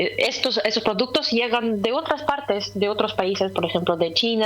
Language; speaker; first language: Spanish; non-native, fluent; Russian